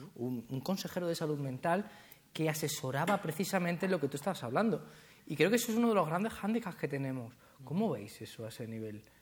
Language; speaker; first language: Spanish; native; Spanish